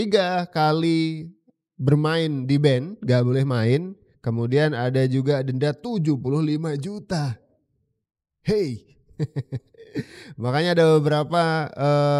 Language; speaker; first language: Indonesian; native; Indonesian